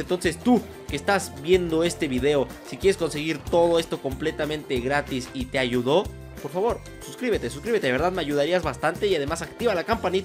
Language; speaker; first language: Spanish; native; Spanish